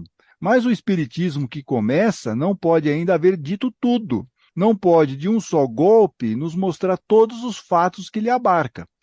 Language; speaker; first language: Portuguese; native; Portuguese